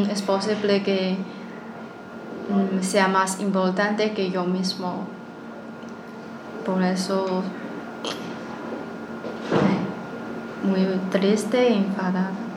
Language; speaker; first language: Spanish; non-native, learner; Chinese